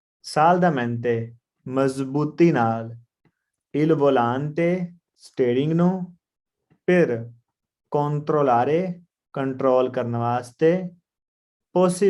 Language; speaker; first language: Italian; non-native, learner; Punjabi